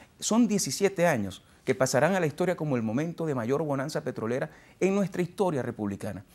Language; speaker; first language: Spanish; native; Spanish